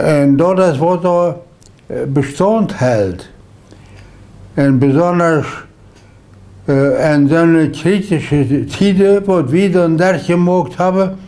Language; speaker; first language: German; non-native, local second language; Low German